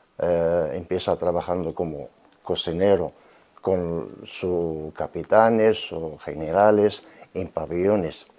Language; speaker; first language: Spanish; non-native, learner; Arabic